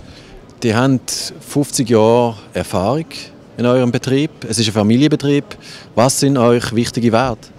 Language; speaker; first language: German; native; German